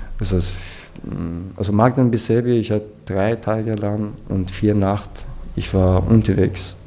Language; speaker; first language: German; non-native, learner; Persian